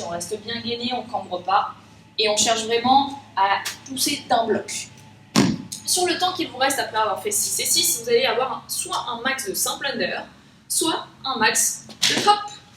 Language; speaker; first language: French; native; French